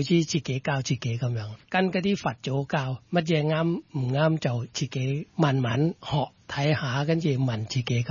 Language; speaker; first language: Cantonese; non-native, fluent; Thai